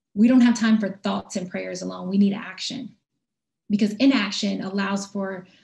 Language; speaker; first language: English; native; English